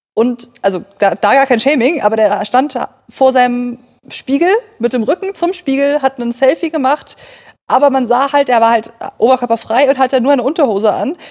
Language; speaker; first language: German; native; German